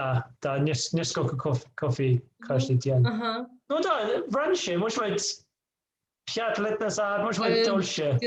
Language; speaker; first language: Russian; non-native, learner; English